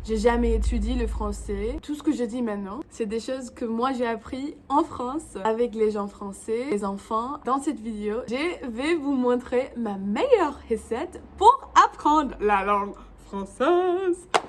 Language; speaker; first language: French; non-native, fluent; English